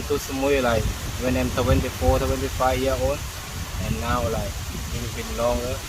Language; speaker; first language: English; non-native, learner; Thai